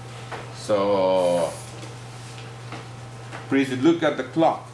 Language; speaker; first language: English; non-native, fluent; Japanese